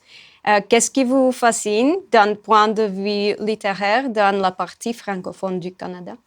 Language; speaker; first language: French; non-native, fluent; Czech